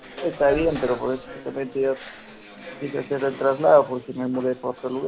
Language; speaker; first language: Spanish; native; Spanish